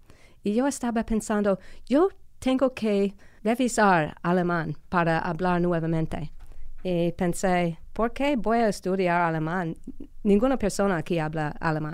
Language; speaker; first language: Spanish; non-native, fluent; English